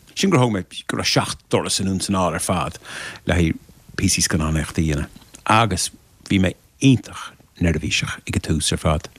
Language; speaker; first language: Irish; native; Irish